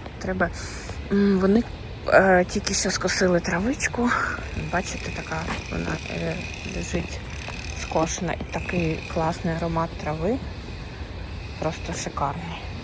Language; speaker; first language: Ukrainian; native; Ukrainian